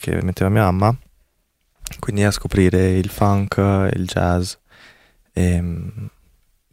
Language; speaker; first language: Italian; early bilingual, other home language; Korean